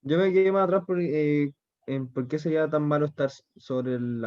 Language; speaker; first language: Spanish; native; Spanish